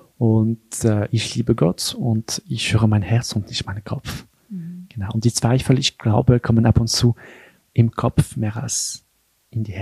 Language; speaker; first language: German; non-native, local second language; French